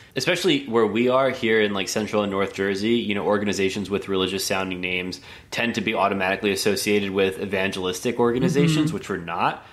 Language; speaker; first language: English; native; English